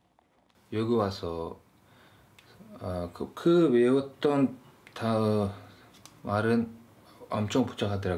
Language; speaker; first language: Korean; non-native, fluent; Kyrgyz